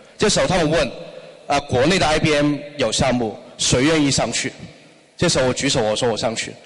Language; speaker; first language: Chinese; non-native, local second language; Cantonese